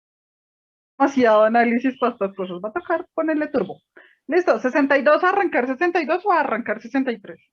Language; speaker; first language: Spanish; native; Spanish